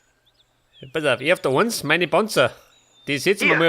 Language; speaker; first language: German; native; German